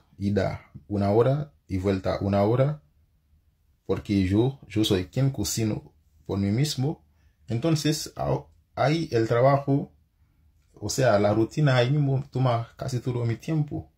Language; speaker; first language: Spanish; non-native, fluent; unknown